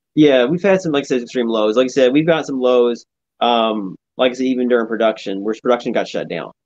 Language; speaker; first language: English; native; English